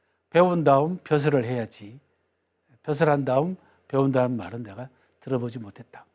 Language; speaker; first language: Korean; native; Korean